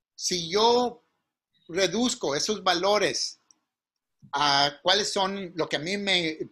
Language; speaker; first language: Spanish; native; Spanish